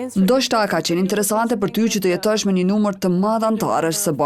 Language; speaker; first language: Albanian; native; Albanian